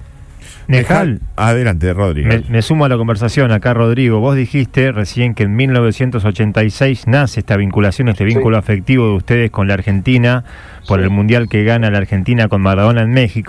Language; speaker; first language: Spanish; native; Spanish